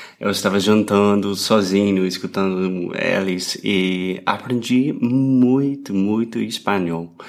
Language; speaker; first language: Portuguese; non-native, fluent; English